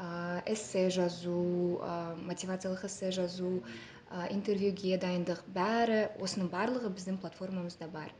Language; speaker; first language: Kazakh; non-native, local second language; Russian